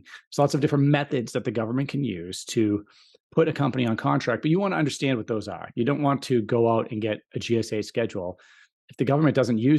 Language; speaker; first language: English; native; English